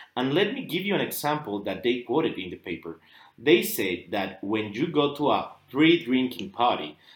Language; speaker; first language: English; non-native, fluent; Spanish